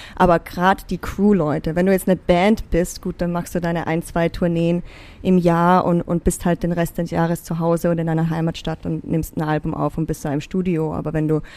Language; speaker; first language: German; native; German